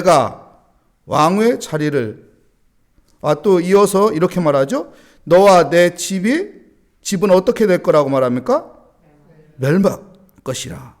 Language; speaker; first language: Korean; native; Korean